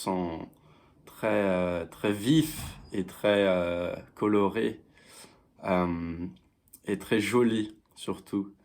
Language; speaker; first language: French; non-native, fluent; English